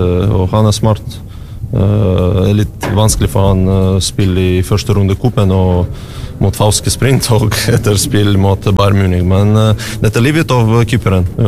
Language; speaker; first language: Norwegian; non-native, fluent; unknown